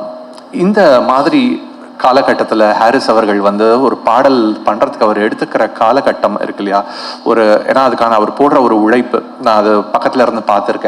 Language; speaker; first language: Tamil; native; Tamil